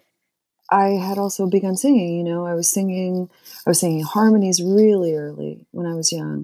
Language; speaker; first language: English; native; English